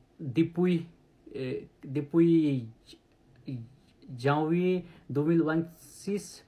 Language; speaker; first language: French; non-native, learner; Nepali